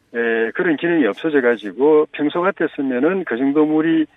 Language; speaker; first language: Korean; native; Korean